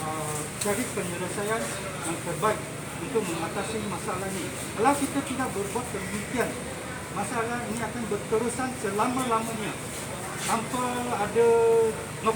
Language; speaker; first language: Malay; native; Malay